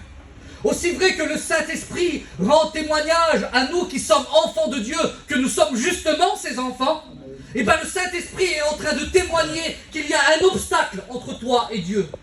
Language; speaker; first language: French; native; French